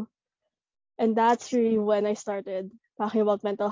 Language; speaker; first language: English; non-native, local second language; Filipino